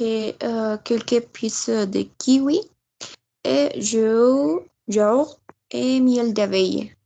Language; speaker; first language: French; non-native, learner; Spanish